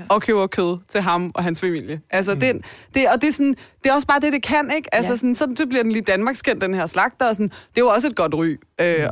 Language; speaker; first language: Danish; early bilingual, other home language; Persian